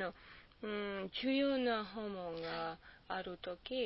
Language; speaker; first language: Japanese; non-native, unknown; Georgian